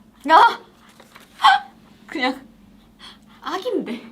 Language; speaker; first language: Korean; native; Korean